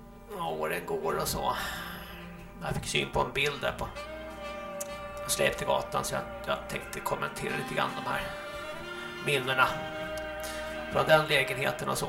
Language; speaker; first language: Swedish; native; Swedish